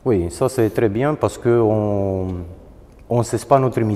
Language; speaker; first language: French; non-native, fluent; Romanian